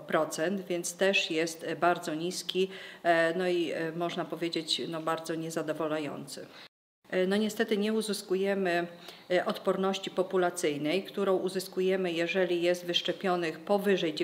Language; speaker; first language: Polish; native; Polish